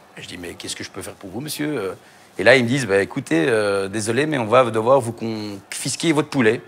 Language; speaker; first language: French; native; French